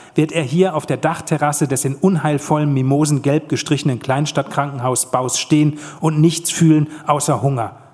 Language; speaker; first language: German; native; German